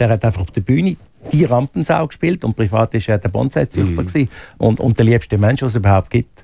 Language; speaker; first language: German; native; German